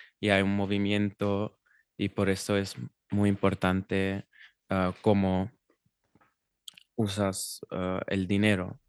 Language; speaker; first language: Spanish; non-native, learner; German